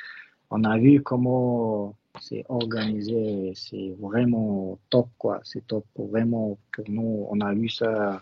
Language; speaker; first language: French; non-native, learner; Russian